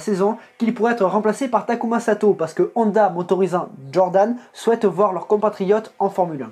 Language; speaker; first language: French; native; French